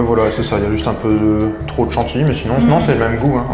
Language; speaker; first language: French; native; French